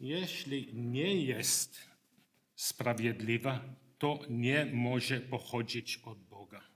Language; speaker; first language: Polish; non-native, learner; English